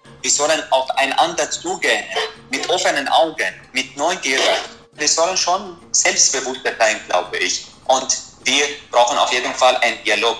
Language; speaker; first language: German; non-native, fluent; Arabic